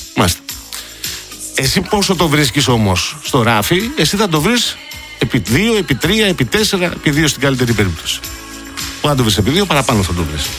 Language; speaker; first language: Greek; native; Greek